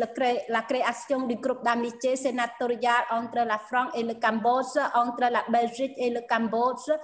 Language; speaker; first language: French; non-native, fluent; Khmer